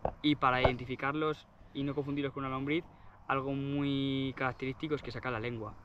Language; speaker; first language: Spanish; native; Spanish